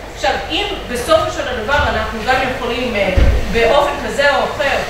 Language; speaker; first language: Hebrew; non-native, fluent; English